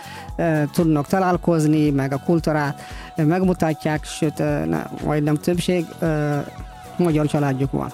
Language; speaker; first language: Hungarian; non-native, fluent; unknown